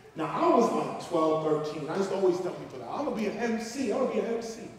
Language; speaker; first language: English; native; English